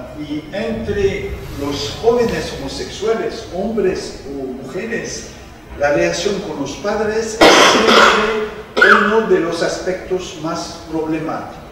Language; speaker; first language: Spanish; non-native, fluent; French